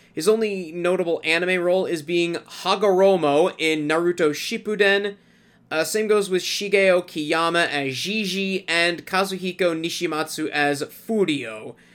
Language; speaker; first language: English; native; English